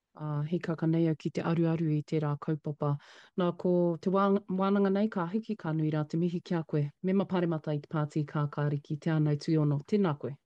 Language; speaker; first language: Māori; non-native, local second language; English